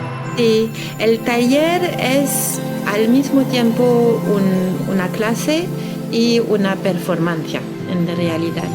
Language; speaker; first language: Spanish; non-native, fluent; French